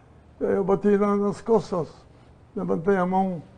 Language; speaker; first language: Portuguese; non-native, learner; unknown